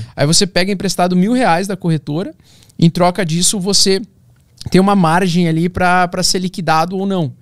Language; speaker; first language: Portuguese; native; Portuguese